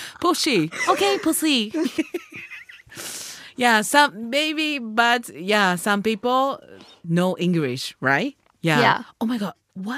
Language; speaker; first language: English; non-native, learner; Japanese